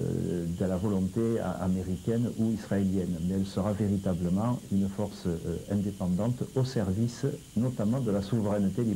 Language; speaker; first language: French; native; French